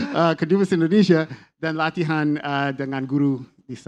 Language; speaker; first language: Indonesian; non-native, learner; English